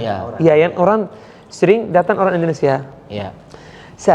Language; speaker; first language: Indonesian; non-native, learner; Arabic